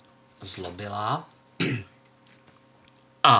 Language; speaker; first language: Czech; native; Czech